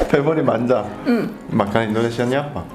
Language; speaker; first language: Indonesian; non-native, learner; Korean